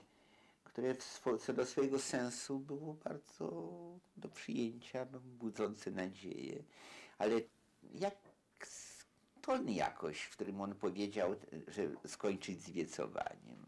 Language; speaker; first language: Polish; native; Polish